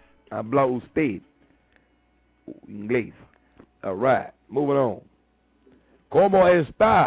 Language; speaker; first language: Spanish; non-native, learner; English